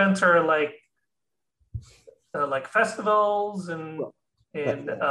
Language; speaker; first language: English; non-native, local second language; Filipino